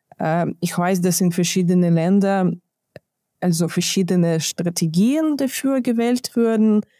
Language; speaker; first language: German; non-native, fluent; Ukrainian